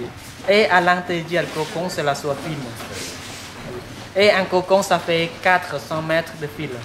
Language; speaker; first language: French; non-native, fluent; Khmer